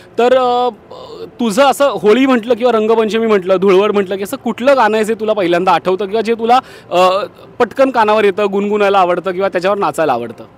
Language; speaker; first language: Marathi; native; Marathi